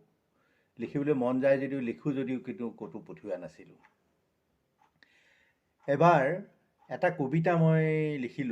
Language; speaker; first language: Assamese; native; Assamese